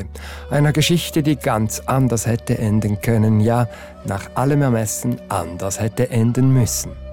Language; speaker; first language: German; native; German